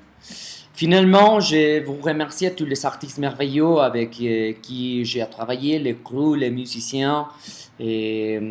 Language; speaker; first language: French; non-native, fluent; Spanish